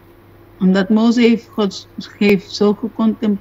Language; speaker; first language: Dutch; non-native, local second language; Papiamento